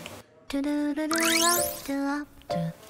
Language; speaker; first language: German; native; German